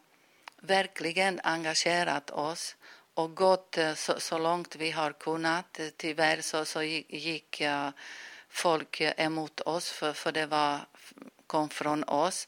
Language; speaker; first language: Swedish; non-native, fluent; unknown